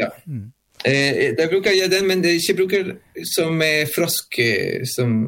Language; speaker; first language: Norwegian; non-native, learner; Spanish